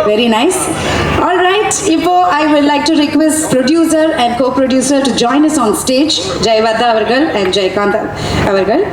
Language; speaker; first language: Tamil; native; Tamil